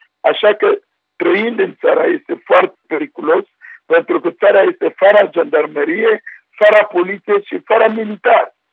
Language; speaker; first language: Romanian; non-native, fluent; Sango